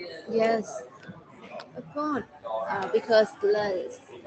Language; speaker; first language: English; non-native, learner; Vietnamese